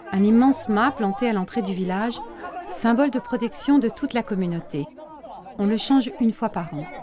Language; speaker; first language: French; native; French